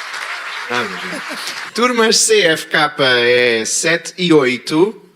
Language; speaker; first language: Portuguese; native; Portuguese